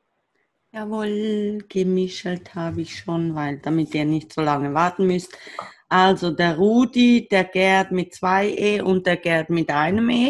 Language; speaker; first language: German; native; German